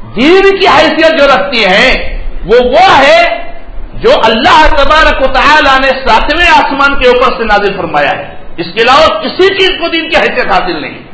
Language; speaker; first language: Urdu; native; Urdu